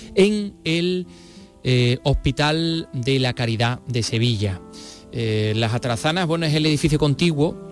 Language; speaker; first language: Spanish; native; Spanish